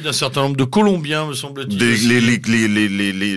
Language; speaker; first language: French; native; French